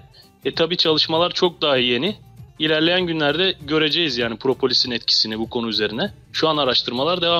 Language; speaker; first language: Turkish; native; Turkish